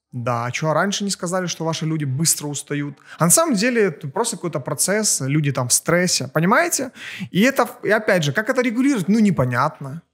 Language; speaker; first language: Russian; native; Russian